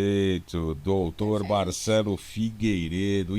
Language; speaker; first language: Portuguese; native; Portuguese